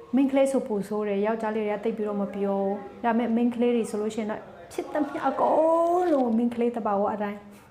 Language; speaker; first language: Burmese; non-native, local second language; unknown